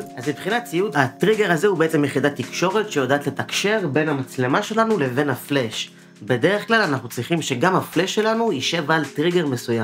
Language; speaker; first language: Hebrew; native; Hebrew